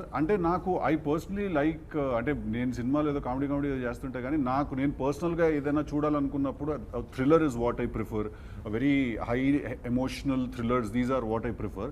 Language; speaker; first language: Telugu; native; Telugu